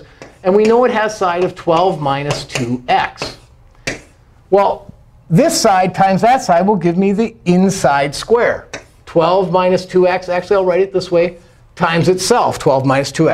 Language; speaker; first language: English; native; English